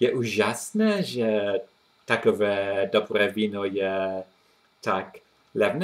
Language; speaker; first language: Czech; non-native, learner; English